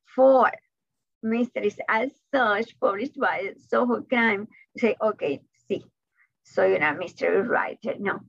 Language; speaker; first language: English; non-native, fluent; Spanish